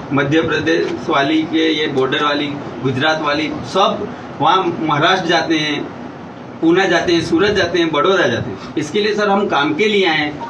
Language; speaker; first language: Hindi; non-native, local second language; Gujarati